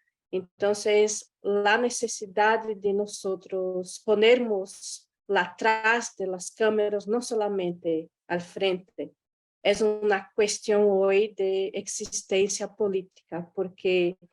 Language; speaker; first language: Spanish; non-native, learner; Portuguese